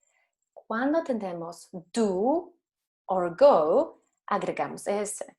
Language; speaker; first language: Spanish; non-native, fluent; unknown